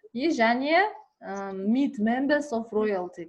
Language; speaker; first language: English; non-native, learner; Kazakh